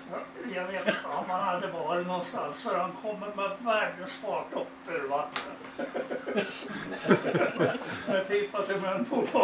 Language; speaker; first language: Swedish; native; Swedish